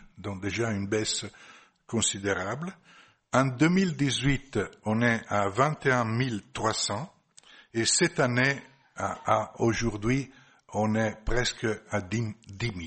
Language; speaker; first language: French; non-native, fluent; Italian